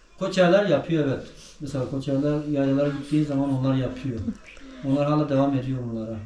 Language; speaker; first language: Turkish; non-native, local second language; Kurdish